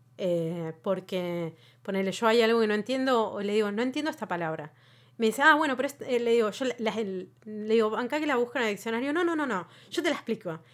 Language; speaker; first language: Spanish; native; Spanish